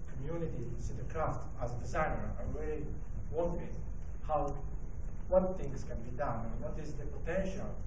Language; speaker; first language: English; non-native, learner; Italian